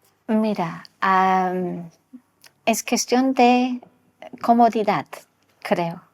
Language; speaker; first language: Spanish; non-native, local second language; English